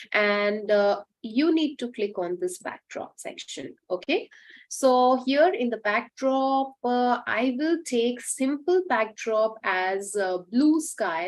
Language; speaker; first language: English; non-native, local second language; Hindi